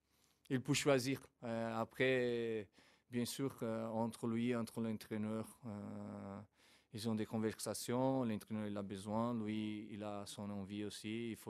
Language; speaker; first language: French; non-native, fluent; Portuguese